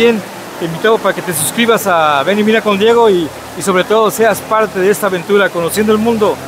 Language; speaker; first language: Spanish; native; Spanish